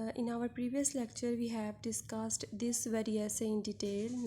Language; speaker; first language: English; non-native, local second language; Urdu